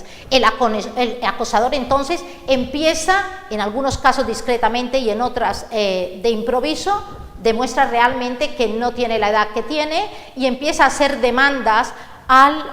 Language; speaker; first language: Spanish; native; Spanish